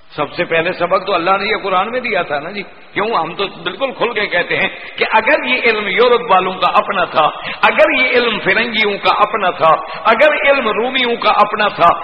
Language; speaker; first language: Urdu; non-native, local second language; Punjabi